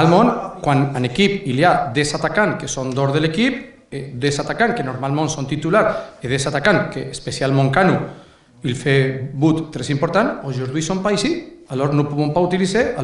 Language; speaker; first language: French; non-native, learner; Spanish